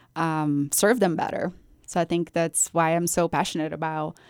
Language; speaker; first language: English; non-native, fluent; Portuguese